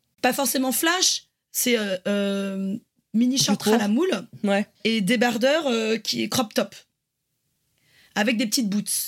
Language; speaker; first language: French; native; French